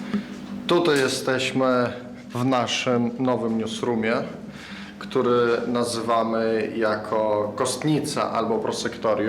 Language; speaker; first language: Polish; non-native, fluent; Belarusian